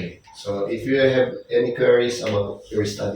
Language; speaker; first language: English; non-native, local second language; Filipino